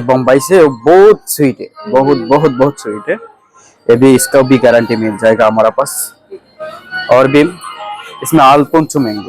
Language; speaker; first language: Hindi; non-native, fluent; Malayalam